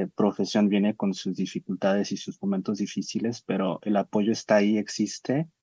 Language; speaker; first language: Spanish; early bilingual, heritage; Spanish